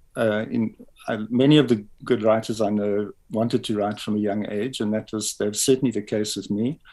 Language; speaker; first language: English; native; English